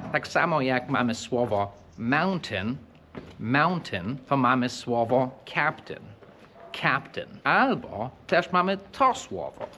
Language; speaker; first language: Polish; non-native, fluent; English